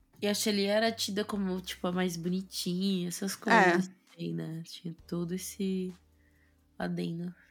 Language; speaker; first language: Portuguese; native; Portuguese